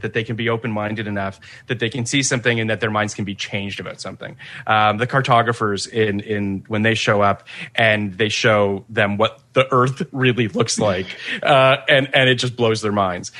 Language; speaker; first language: English; native; English